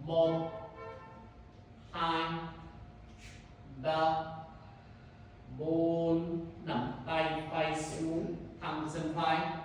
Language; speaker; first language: Vietnamese; non-native, learner; Indonesian